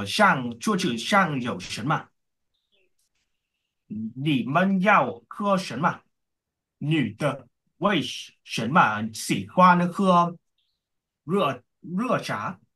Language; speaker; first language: Chinese; non-native, learner; Vietnamese